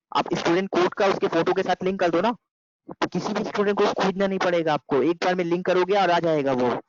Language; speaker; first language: Hindi; non-native, local second language; Bangla